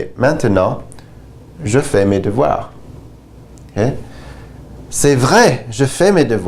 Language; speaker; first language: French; non-native, fluent; English